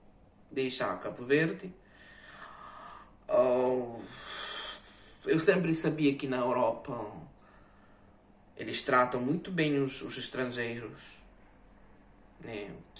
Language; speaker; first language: Portuguese; non-native, fluent; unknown